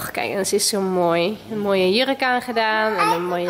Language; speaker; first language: Dutch; native; Dutch